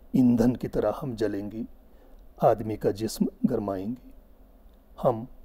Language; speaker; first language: Hindi; non-native, local second language; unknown